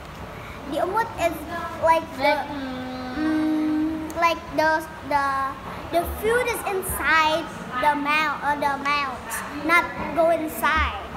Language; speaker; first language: English; early bilingual, other home language; Indonesian